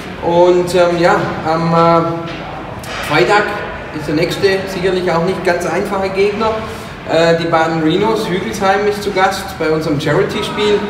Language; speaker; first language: German; native; German